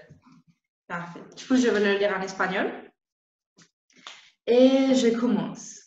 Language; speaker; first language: French; non-native, fluent; Spanish